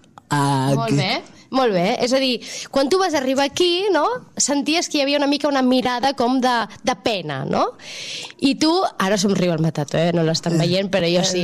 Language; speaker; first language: Catalan; native; Catalan